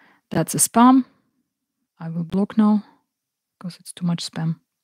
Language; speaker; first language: English; non-native, fluent; Ukrainian